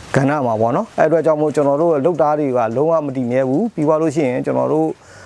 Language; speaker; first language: Burmese; non-native, local second language; Mon